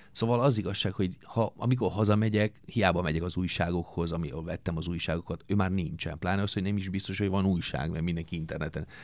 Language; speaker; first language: Hungarian; non-native, fluent; Italian